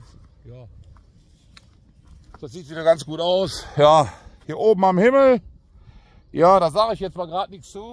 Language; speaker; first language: German; native; German